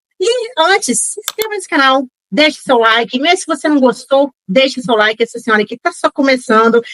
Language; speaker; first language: Portuguese; native; Portuguese